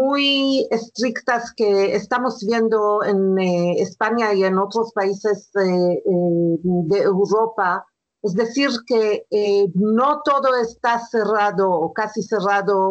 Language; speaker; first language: Spanish; non-native, fluent; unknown